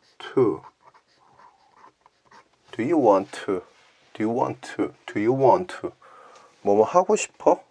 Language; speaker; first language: English; non-native, learner; Korean